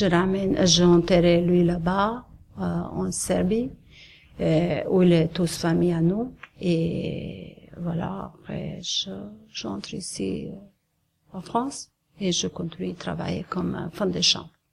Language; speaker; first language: French; non-native, learner; Serbian